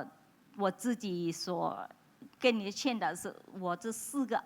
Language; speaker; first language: Chinese; non-native, local second language; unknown